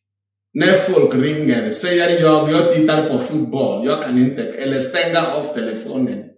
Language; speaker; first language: Swedish; non-native, fluent; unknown